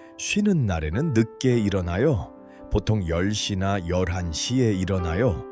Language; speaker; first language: Korean; non-native, fluent; Uzbek